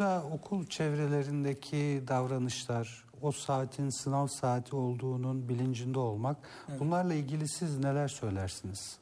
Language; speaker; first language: Turkish; native; Turkish